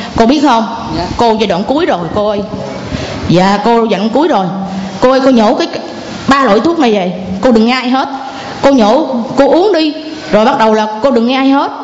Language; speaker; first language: Vietnamese; non-native, local second language; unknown